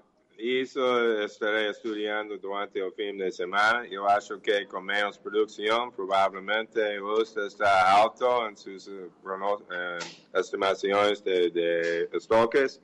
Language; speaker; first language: Portuguese; non-native, fluent; English